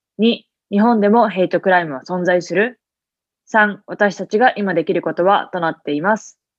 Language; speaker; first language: Japanese; native; Japanese